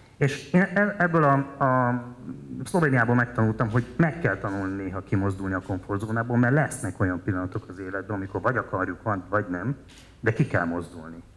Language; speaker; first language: Hungarian; native; Hungarian